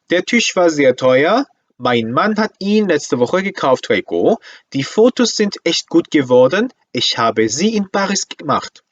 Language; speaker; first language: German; non-native, fluent; Korean